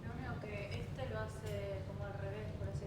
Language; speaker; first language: Spanish; native; Spanish